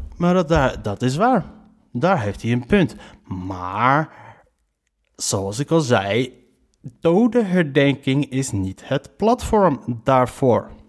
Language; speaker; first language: Dutch; early bilingual, other home language; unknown